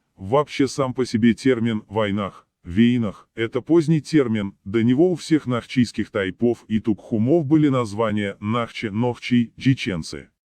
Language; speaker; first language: Russian; non-native, local second language; Chechen